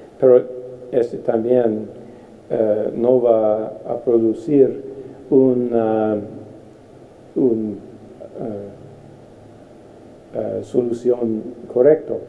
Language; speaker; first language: Spanish; non-native, fluent; English